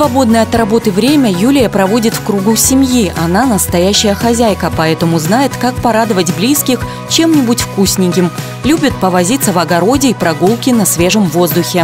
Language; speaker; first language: Russian; native; Russian